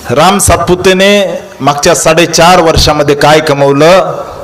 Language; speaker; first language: Marathi; native; Marathi